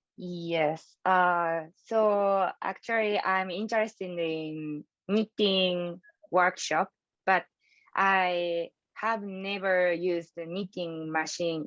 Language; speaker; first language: English; non-native, learner; Japanese